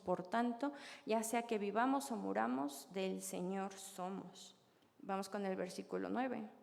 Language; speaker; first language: Spanish; native; Spanish